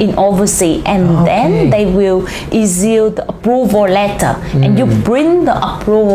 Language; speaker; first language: English; non-native, learner; Vietnamese